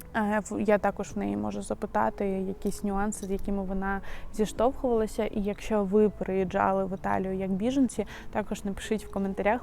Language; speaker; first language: Ukrainian; non-native, local second language; Russian